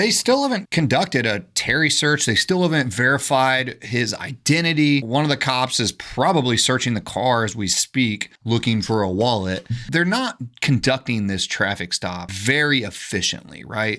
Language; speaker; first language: English; native; English